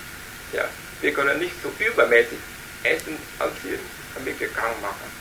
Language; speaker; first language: German; non-native, learner; Vietnamese